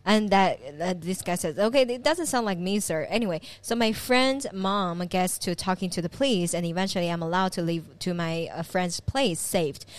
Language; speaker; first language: English; non-native, fluent; Chinese